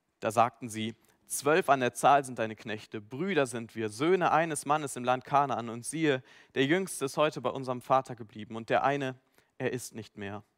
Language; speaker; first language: German; native; German